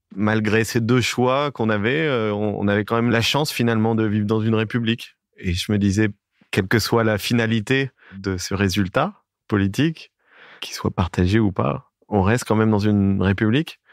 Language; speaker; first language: French; native; French